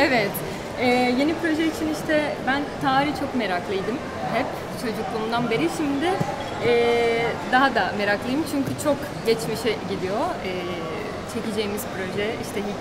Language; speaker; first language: Turkish; non-native, fluent; Portuguese